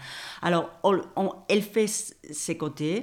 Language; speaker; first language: French; non-native, fluent; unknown